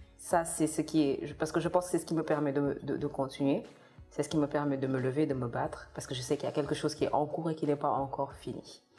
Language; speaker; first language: French; non-native, local second language; Kabuverdianu